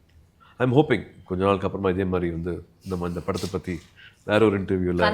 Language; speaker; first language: Tamil; native; Tamil